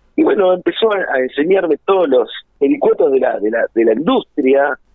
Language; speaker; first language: Spanish; native; Spanish